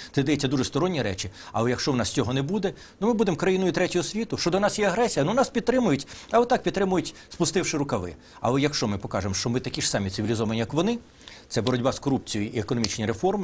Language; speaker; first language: Ukrainian; native; Ukrainian